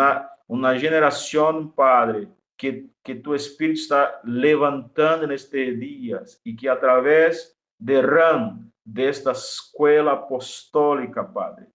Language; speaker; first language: Spanish; non-native, fluent; Portuguese